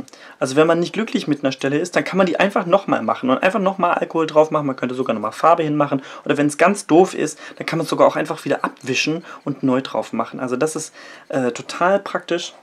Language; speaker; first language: German; native; German